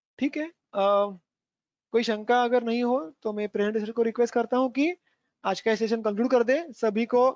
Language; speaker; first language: Hindi; non-native, local second language; Marathi